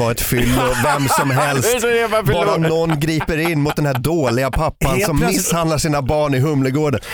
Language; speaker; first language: Swedish; native; Swedish